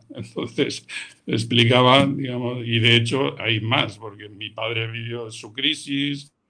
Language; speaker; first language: Spanish; native; Spanish